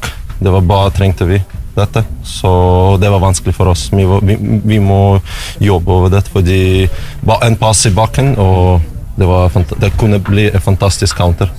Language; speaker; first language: Norwegian; non-native, fluent; Russian